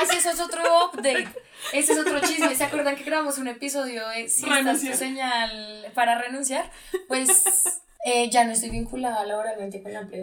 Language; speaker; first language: Spanish; native; Spanish